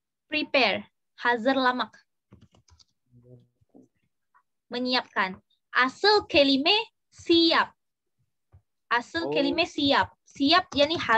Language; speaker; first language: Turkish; non-native, fluent; Indonesian